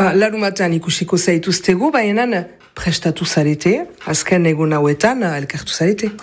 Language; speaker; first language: Basque; native; Basque